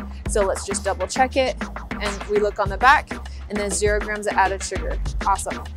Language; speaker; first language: English; native; English